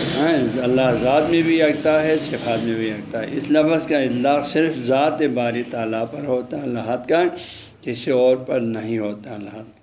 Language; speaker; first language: Urdu; non-native, local second language; Balti